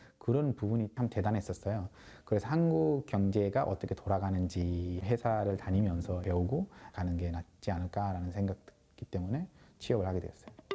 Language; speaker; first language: Korean; non-native, fluent; Bangla